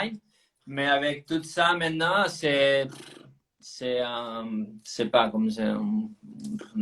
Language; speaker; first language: French; non-native, fluent; Spanish